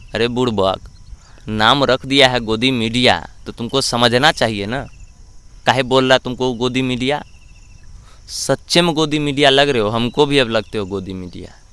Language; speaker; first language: Hindi; native; Hindi